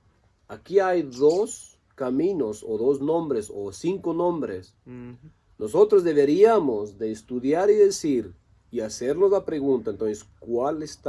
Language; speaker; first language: Spanish; non-native, local second language; Low German